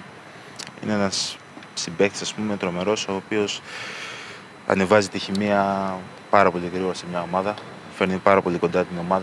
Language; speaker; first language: Greek; early bilingual, other home language; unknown